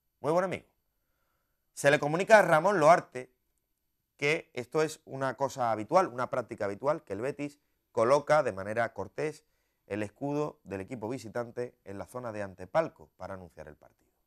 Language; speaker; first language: Spanish; native; Spanish